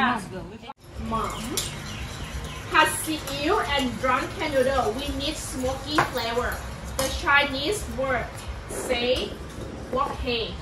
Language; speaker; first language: English; non-native, fluent; Thai